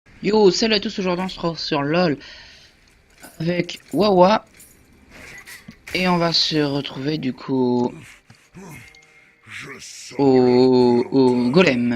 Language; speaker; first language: French; native; French